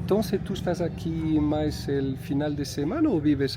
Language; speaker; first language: Spanish; non-native, learner; Portuguese